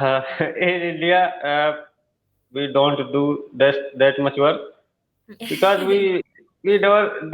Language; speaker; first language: English; non-native, learner; Hindi